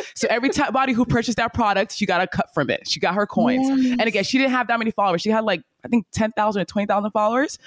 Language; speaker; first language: English; native; English